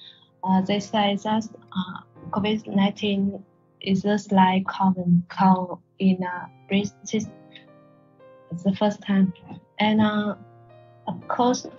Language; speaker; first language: English; non-native, learner; Vietnamese